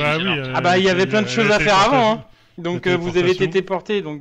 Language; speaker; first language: French; native; French